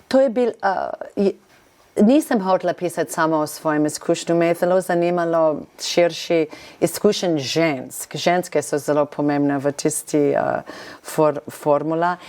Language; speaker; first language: Slovenian; non-native, fluent; English